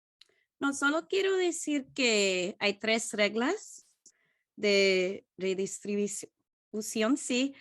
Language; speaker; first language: Spanish; non-native, learner; English